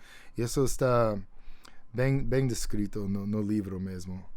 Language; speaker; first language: Portuguese; non-native, fluent; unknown